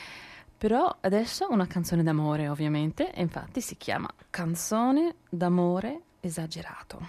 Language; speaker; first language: Italian; non-native, fluent; English